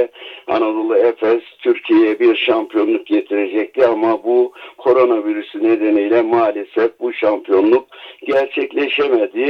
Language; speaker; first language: Turkish; native; Turkish